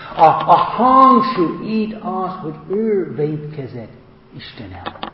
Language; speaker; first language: Hungarian; non-native, fluent; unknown